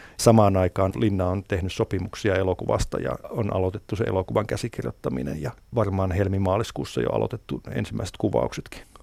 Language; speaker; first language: Finnish; native; Finnish